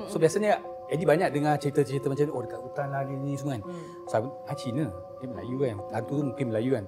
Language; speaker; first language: Malay; non-native, local second language; Chinese